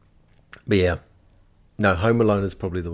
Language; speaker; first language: English; native; English